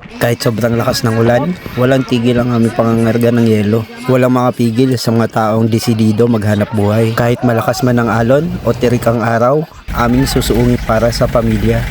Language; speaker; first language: Filipino; native; Filipino